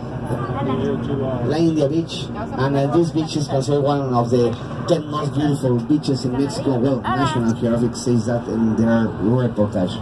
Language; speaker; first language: English; non-native, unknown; Spanish